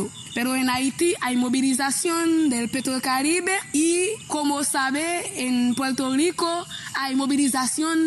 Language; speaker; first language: Spanish; non-native, learner; Haitian Creole